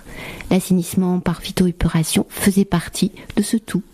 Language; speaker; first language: French; native; French